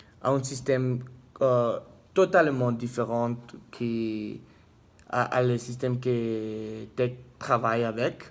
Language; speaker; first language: French; non-native, learner; Spanish